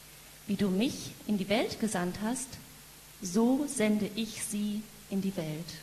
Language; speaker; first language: German; native; German